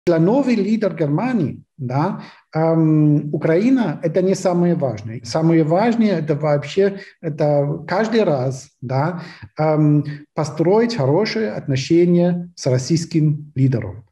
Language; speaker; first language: Russian; non-native, fluent; German